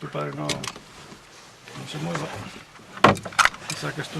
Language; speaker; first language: Spanish; native; Spanish